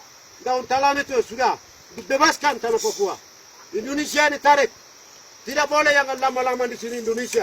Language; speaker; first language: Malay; non-native, local second language; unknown